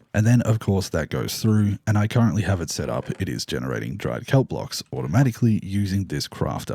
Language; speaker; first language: English; native; English